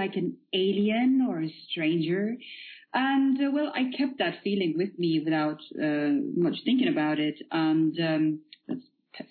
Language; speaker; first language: English; non-native, fluent; Polish